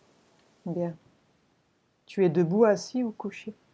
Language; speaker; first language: French; native; French